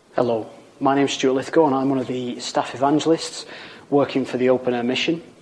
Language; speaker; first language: English; native; English